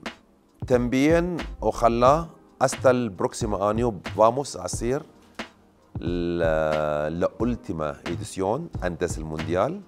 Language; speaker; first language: Spanish; non-native, learner; Arabic